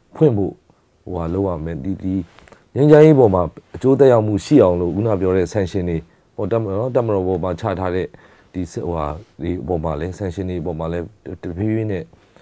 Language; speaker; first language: Burmese; native; Burmese